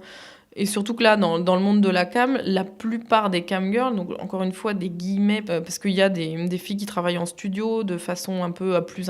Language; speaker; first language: French; native; French